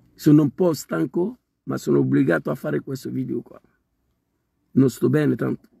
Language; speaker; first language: Italian; non-native, learner; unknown